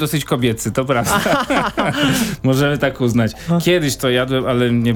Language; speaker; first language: Polish; native; Polish